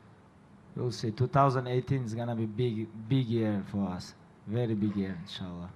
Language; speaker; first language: English; non-native, learner; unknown